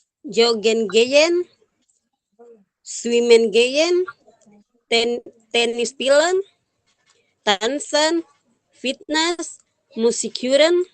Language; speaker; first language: German; non-native, learner; Indonesian